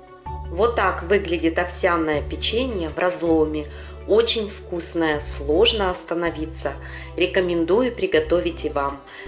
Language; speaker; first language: Russian; native; Russian